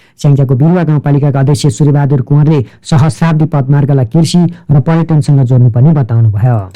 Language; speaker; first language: Nepali; native; Nepali